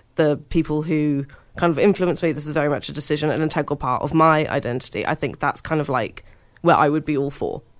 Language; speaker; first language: English; early bilingual, other home language; Hindi